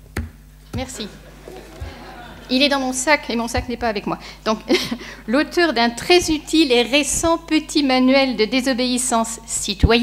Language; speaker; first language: French; native; French